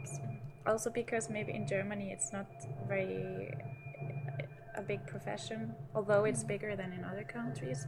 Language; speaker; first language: English; non-native, fluent; Icelandic